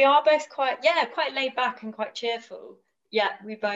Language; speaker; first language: English; native; English